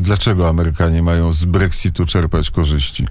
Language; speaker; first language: Polish; native; Polish